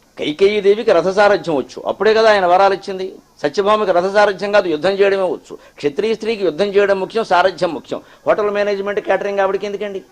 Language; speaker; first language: Telugu; native; Telugu